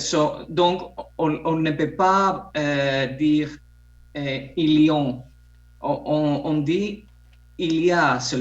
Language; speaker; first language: French; non-native, fluent; Polish